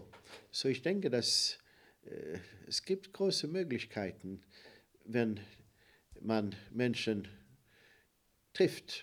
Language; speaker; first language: German; non-native, fluent; Swedish